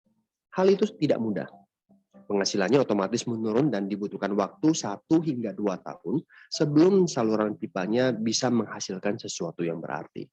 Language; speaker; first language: Indonesian; native; Indonesian